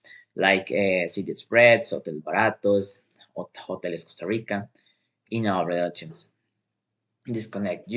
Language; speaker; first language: English; non-native, learner; Spanish